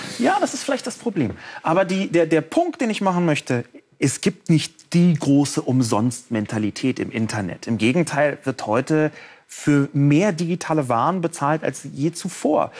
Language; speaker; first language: German; native; German